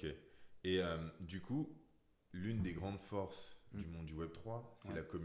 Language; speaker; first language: French; native; French